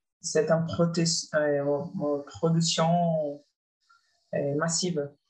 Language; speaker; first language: French; non-native, learner; Portuguese